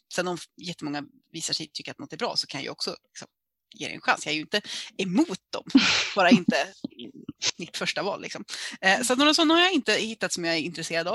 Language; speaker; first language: Swedish; native; Swedish